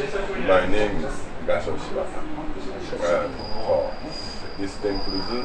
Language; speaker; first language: English; non-native, learner; Japanese